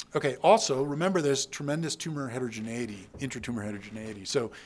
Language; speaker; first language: English; native; English